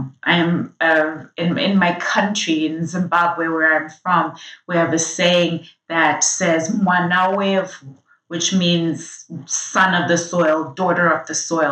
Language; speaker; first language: English; non-native, local second language; Shona